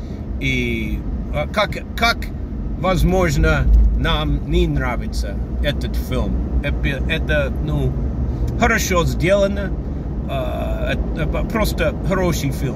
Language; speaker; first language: Russian; non-native, fluent; English